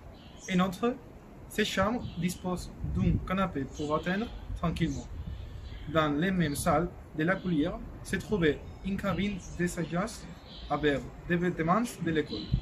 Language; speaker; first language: French; non-native, learner; Spanish